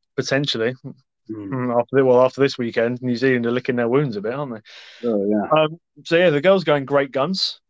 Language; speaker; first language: English; native; English